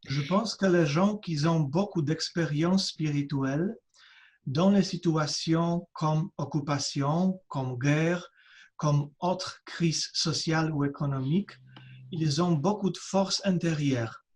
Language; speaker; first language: French; non-native, fluent; Polish